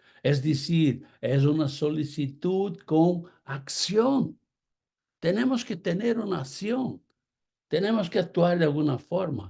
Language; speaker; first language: Spanish; non-native, fluent; Portuguese